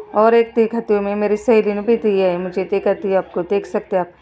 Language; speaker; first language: Hindi; non-native, local second language; Marathi